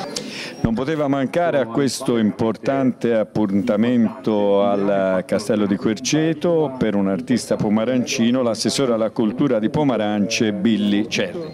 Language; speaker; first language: Italian; native; Italian